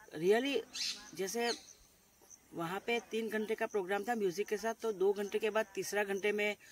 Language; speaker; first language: Hindi; non-native, local second language; Gujarati